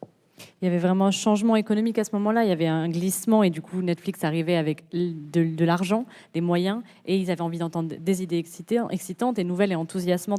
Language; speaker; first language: French; native; French